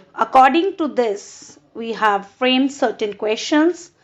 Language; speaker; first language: English; non-native, local second language; Punjabi